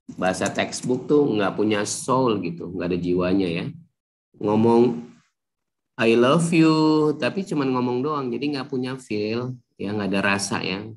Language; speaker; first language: Indonesian; native; Indonesian